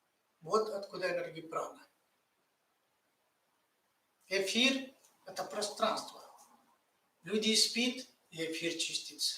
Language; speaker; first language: Russian; non-native, fluent; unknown